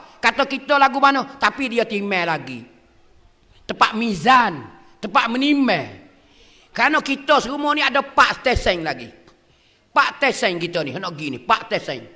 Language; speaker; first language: Malay; native; Malay